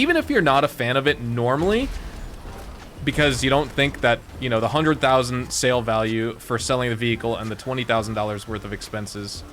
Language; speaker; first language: English; native; English